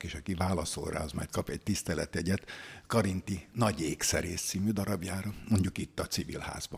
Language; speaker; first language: Hungarian; native; Hungarian